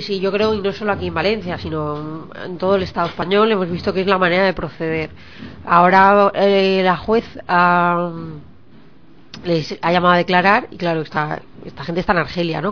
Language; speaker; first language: Spanish; native; Spanish